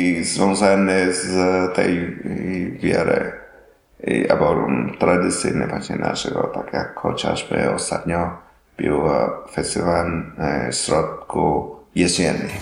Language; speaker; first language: Polish; non-native, learner; Vietnamese